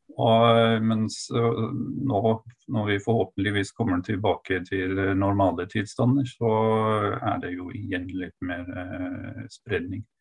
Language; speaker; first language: Norwegian; non-native, fluent; German